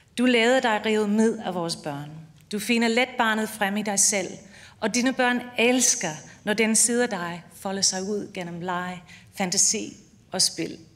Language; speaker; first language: Danish; non-native, fluent; English